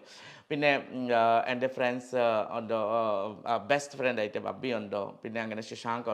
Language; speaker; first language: Malayalam; non-native, local second language; Assamese